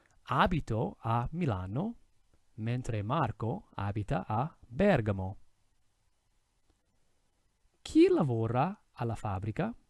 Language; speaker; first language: Italian; non-native, fluent; English